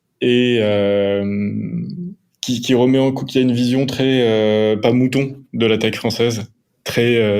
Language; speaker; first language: French; native; French